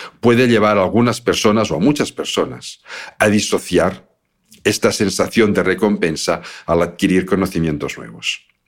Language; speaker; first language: Spanish; native; Spanish